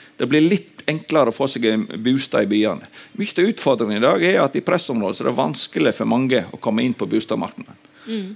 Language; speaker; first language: Norwegian; native; Norwegian